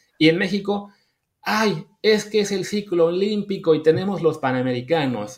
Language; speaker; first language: Spanish; native; Spanish